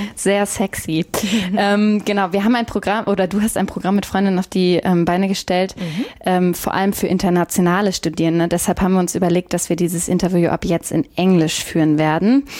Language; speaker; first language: German; native; German